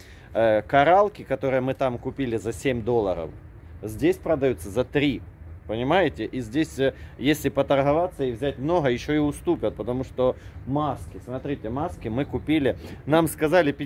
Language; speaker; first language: Russian; native; Russian